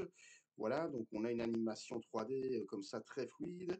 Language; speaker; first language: French; native; French